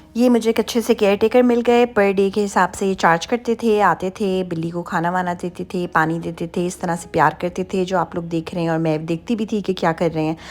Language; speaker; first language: Urdu; native; Urdu